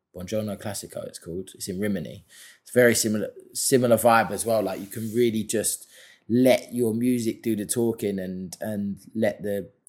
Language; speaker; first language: English; native; English